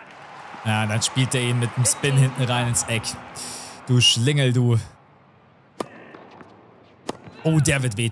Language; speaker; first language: German; native; German